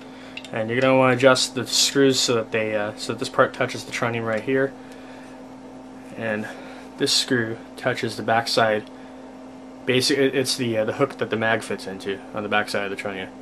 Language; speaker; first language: English; native; English